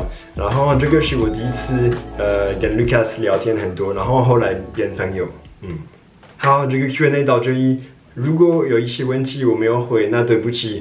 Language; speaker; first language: Chinese; non-native, fluent; French